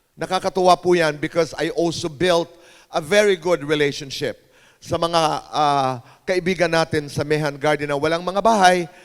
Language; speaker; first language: Filipino; non-native, local second language; Waray